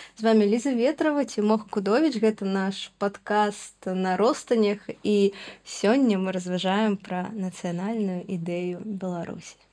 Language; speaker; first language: Belarusian; non-native, local second language; Russian